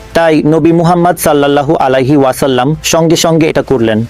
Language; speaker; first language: Bangla; non-native, fluent; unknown